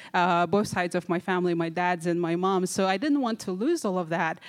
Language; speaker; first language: English; non-native, fluent; Kazakh